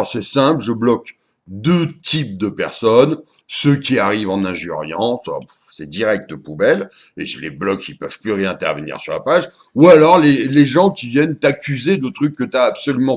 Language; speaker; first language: French; native; French